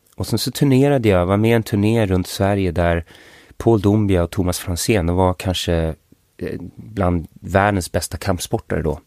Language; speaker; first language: Swedish; early bilingual, other home language; English